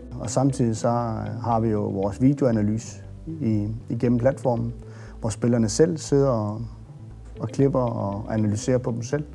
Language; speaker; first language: Danish; native; Danish